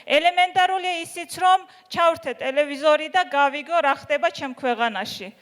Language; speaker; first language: Georgian; non-native, local second language; Azerbaijani